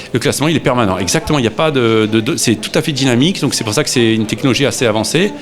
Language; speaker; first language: French; native; French